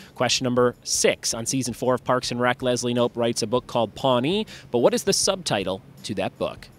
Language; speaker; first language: English; native; English